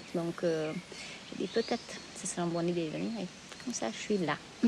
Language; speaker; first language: French; non-native, fluent; Hungarian